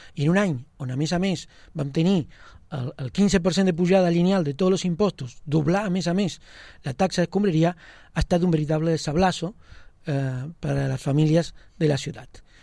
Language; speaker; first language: Catalan; non-native, local second language; Spanish